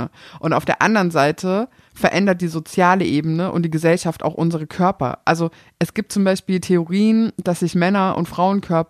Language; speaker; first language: German; native; German